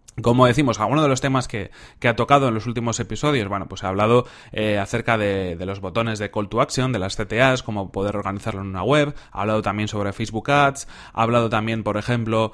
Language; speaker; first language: Spanish; native; Spanish